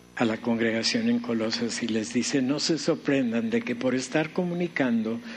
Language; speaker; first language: Spanish; native; Spanish